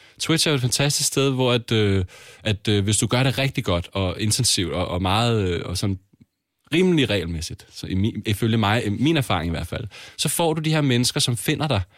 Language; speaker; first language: Danish; native; Danish